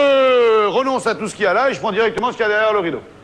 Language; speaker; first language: French; native; French